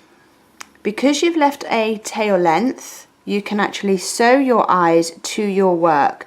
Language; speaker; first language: English; native; English